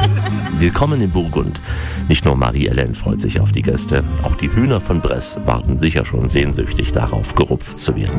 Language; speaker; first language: German; native; German